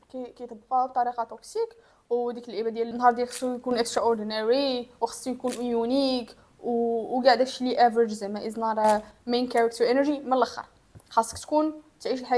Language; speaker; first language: Arabic; native; Arabic